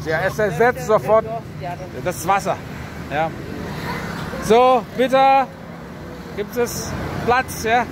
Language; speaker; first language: German; non-native, fluent; Indonesian